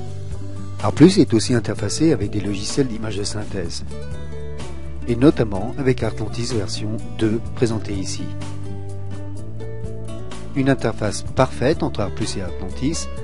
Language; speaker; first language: French; native; French